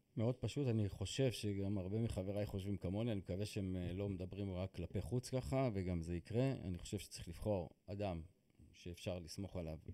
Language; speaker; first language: Hebrew; native; Hebrew